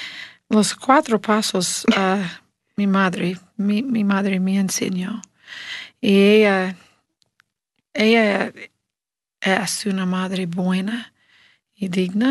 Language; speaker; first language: Spanish; non-native, learner; English